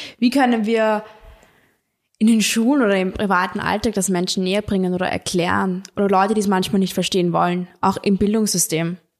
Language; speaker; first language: German; native; German